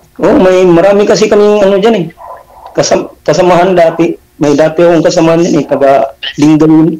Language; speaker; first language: Filipino; non-native, local second language; Cebuano